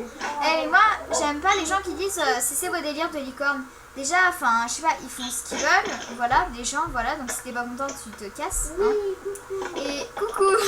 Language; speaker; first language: French; native; French